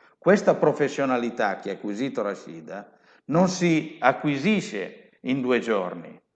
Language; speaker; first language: Italian; native; Italian